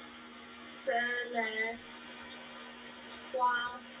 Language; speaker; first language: French; non-native, learner; English